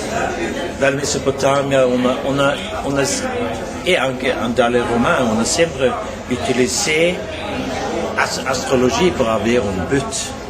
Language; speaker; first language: French; non-native, learner; Norwegian